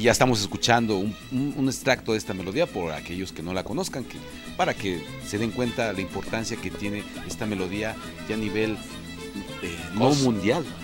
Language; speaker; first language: Spanish; native; Spanish